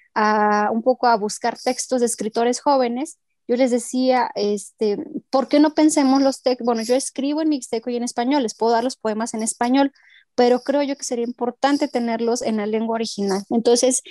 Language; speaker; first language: Spanish; non-native, local second language; Mixtepec Mixtec